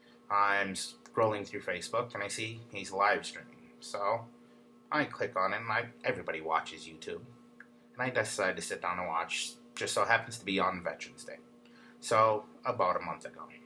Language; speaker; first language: English; native; English